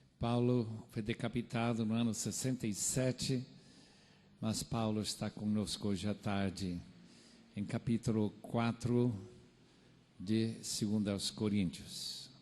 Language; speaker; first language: Portuguese; non-native, fluent; English